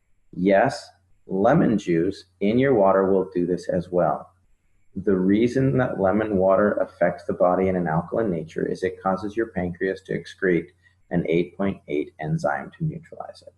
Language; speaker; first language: English; native; English